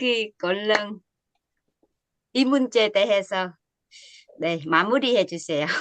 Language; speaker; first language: Korean; non-native, learner; Vietnamese